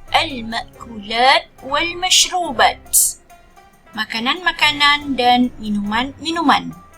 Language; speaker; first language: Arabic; non-native, fluent; Malay